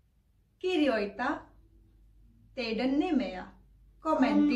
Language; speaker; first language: Finnish; non-native, learner; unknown